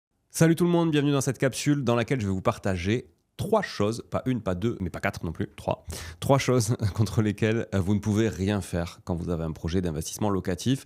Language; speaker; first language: French; native; French